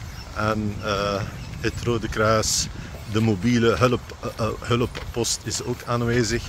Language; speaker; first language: Dutch; non-native, fluent; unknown